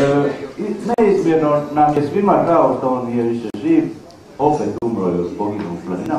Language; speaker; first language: Serbian; native; Serbian